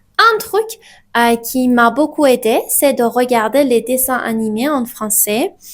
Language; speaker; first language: French; non-native, fluent; Persian